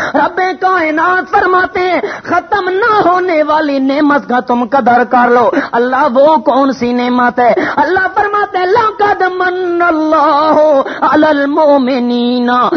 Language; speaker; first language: Urdu; non-native, local second language; Punjabi